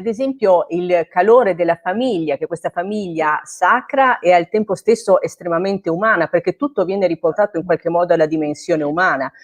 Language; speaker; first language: Italian; native; Italian